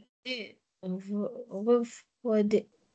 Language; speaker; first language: French; non-native, learner; Arabic